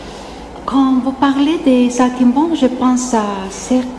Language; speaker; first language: French; non-native, learner; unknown